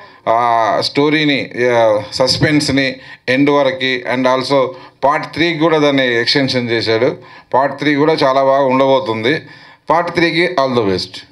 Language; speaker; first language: Telugu; native; Telugu